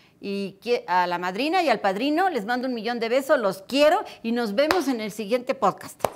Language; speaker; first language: Spanish; native; Spanish